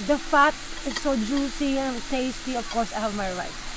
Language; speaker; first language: English; non-native, fluent; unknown